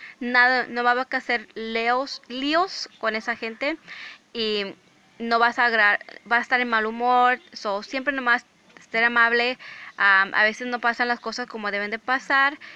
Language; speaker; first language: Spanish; early bilingual, heritage; English